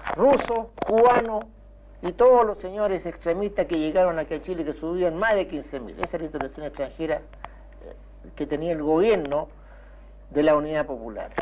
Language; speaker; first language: Spanish; native; Spanish